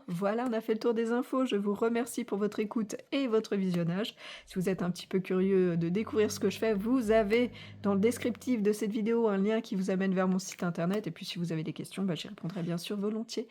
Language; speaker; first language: French; native; French